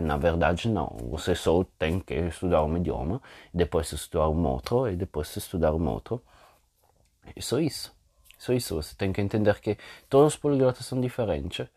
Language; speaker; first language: Portuguese; non-native, fluent; Italian